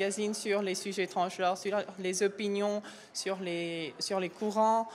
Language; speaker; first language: French; non-native, fluent; Korean